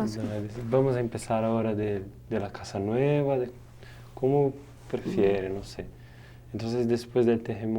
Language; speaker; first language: Spanish; non-native, learner; Portuguese